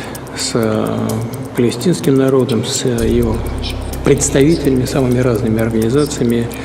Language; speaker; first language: Russian; native; Russian